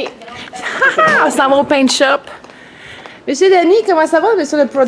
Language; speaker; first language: French; native; French